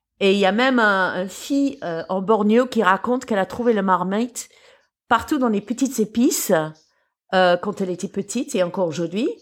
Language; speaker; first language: French; non-native, fluent; English